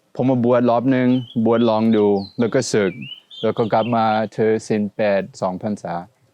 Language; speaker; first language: Thai; non-native, fluent; Swedish